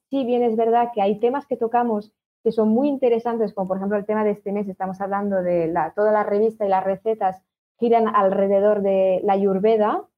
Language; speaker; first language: Spanish; non-native, fluent; French